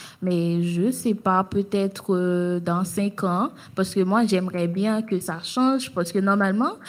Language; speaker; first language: French; non-native, local second language; Haitian Creole